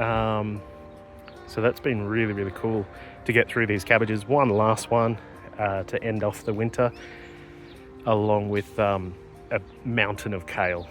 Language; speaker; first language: English; native; English